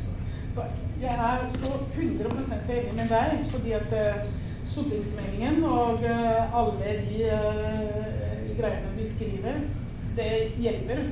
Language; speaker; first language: Norwegian; non-native, fluent; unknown